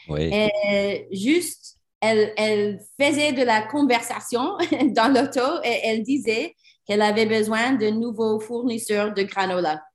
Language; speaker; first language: French; non-native, learner; English